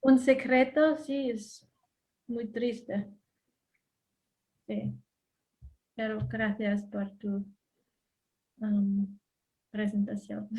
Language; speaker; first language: Spanish; non-native, learner; German